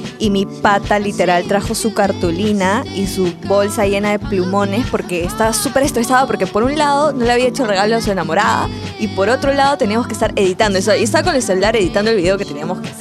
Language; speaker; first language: Spanish; native; Spanish